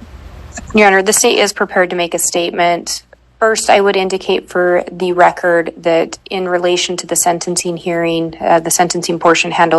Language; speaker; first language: English; native; English